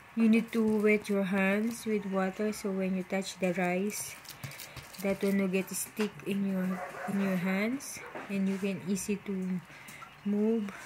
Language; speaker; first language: English; non-native, local second language; Filipino